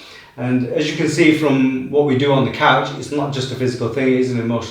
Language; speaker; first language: English; native; English